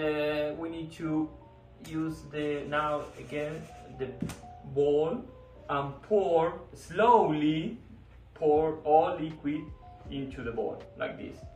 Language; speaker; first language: English; non-native, learner; Spanish